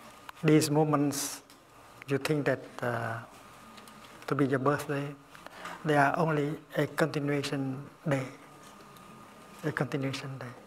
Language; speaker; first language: English; non-native, fluent; Vietnamese